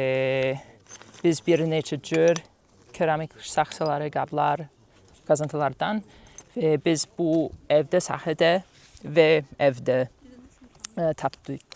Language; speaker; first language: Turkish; non-native, learner; English